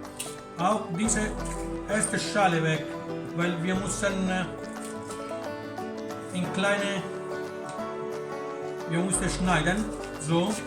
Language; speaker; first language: German; non-native, learner; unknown